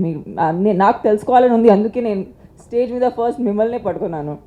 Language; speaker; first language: Telugu; non-native, local second language; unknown